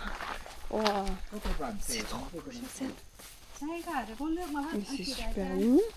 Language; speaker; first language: French; native; French